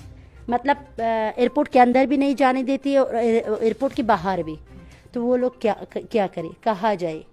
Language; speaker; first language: Hindi; non-native, fluent; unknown